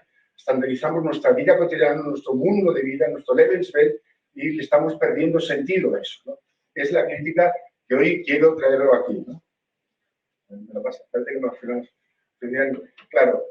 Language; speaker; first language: Spanish; native; Spanish